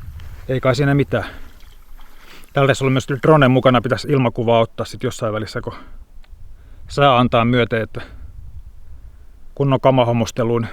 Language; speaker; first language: Finnish; native; Finnish